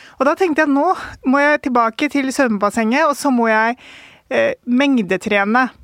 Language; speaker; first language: Norwegian; early bilingual, other home language; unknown